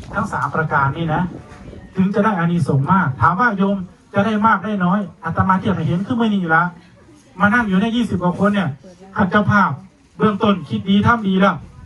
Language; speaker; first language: Thai; native; Thai